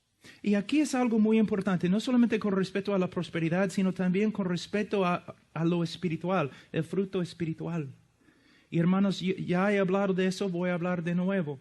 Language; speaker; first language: Spanish; non-native, fluent; English